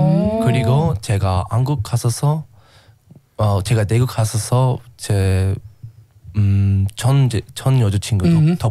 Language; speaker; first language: Korean; non-native, learner; English